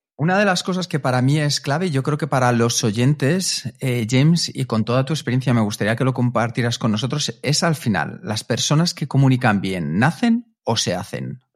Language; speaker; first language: Spanish; native; Spanish